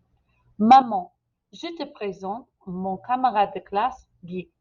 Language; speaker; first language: French; non-native, fluent; English